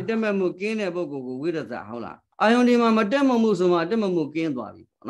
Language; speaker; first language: Burmese; native; Burmese